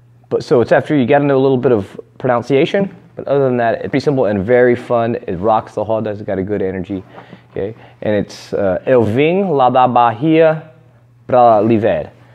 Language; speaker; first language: English; native; English